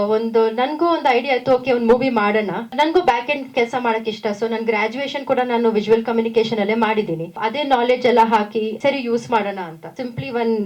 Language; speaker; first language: Kannada; non-native, local second language; Tamil